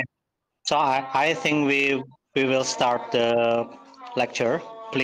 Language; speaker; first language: English; non-native, learner; Indonesian